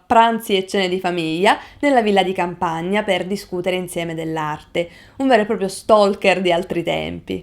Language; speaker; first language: Italian; native; Italian